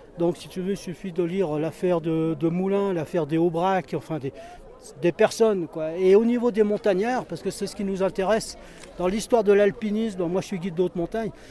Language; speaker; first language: French; native; French